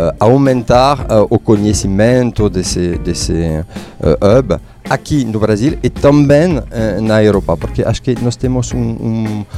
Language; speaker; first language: Portuguese; non-native, fluent; French